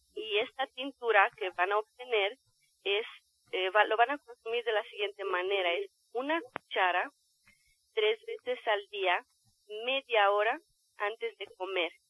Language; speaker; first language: Spanish; non-native, fluent; Romanian